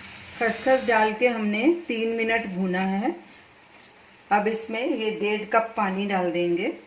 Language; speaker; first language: Hindi; native; Hindi